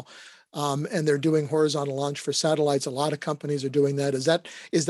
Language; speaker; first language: English; native; English